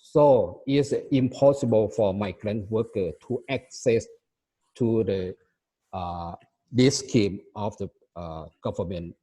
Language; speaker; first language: English; non-native, fluent; Thai